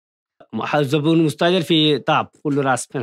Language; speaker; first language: Arabic; non-native, learner; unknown